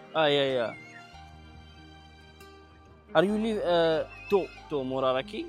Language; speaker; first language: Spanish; non-native, learner; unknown